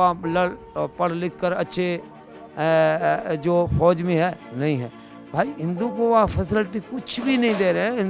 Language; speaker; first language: Urdu; non-native, local second language; Sindhi